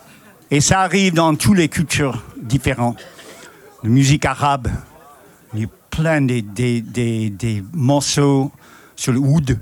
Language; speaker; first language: French; non-native, fluent; English